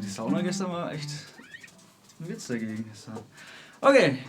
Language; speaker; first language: German; native; German